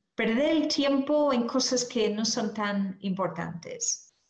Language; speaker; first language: Spanish; non-native, fluent; English